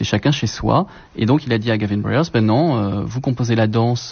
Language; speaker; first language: French; native; French